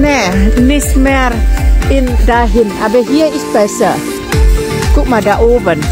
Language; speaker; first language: German; non-native, learner; Indonesian